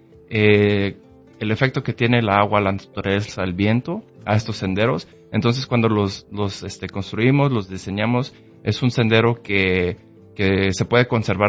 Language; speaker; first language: Spanish; early bilingual, heritage; Spanish